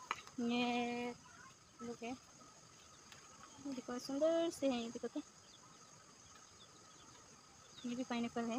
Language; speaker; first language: Hindi; non-native, local second language; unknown